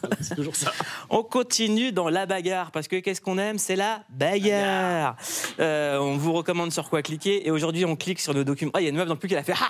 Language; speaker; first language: French; native; French